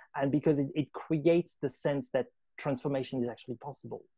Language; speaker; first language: English; non-native, fluent; French